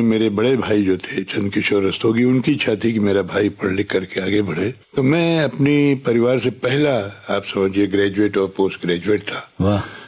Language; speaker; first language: Hindi; native; Hindi